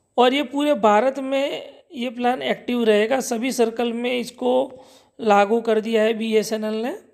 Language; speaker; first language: Hindi; non-native, local second language; Gujarati